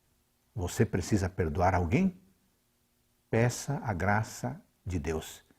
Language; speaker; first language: Portuguese; native; Portuguese